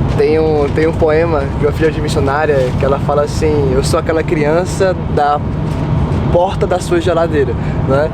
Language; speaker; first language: Portuguese; early bilingual, heritage; Portuguese